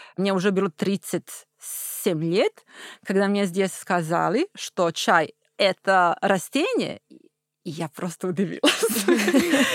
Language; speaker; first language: Russian; non-native, fluent; Croatian